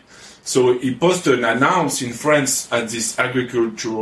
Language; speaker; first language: English; non-native, fluent; French